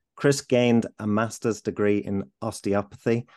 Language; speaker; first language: English; native; English